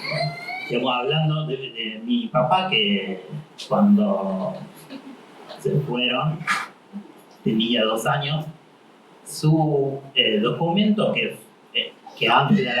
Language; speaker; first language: Spanish; non-native, fluent; Arabic